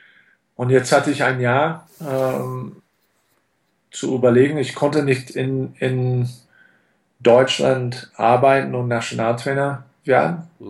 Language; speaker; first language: German; non-native, fluent; English